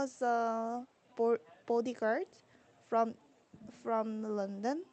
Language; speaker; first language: English; non-native, learner; Korean